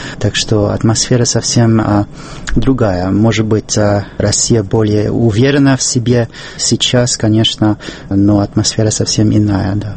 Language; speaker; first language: Russian; non-native, fluent; English